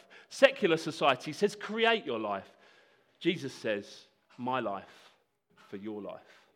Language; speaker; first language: English; native; English